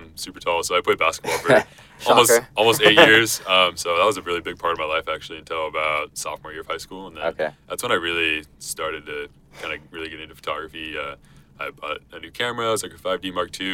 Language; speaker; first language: English; native; English